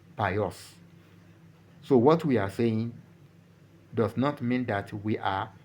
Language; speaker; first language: English; non-native, local second language; Yoruba